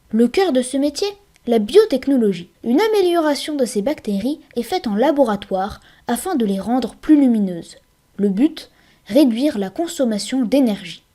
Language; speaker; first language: French; native; French